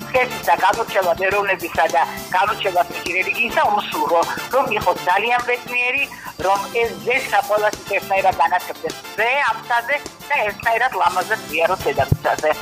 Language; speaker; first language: Georgian; native; Georgian